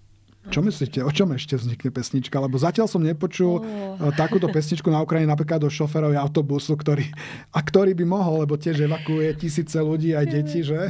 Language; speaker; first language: Slovak; native; Slovak